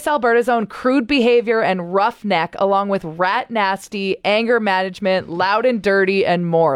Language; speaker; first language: English; native; English